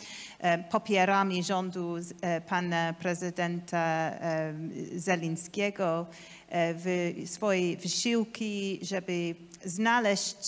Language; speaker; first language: Polish; non-native, learner; English